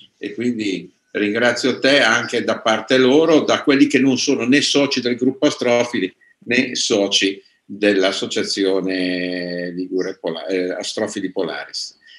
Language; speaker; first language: Italian; native; Italian